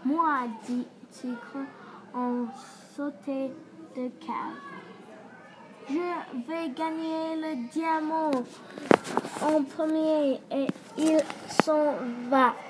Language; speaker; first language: French; non-native, learner; English